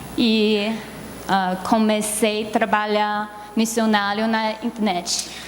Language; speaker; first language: Portuguese; non-native, learner; Chinese